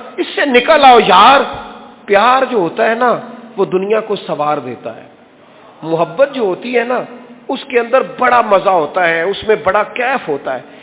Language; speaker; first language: Urdu; non-native, local second language; Punjabi